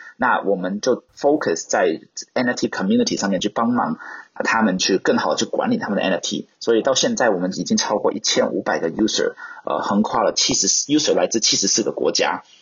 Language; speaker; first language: Chinese; non-native, local second language; Cantonese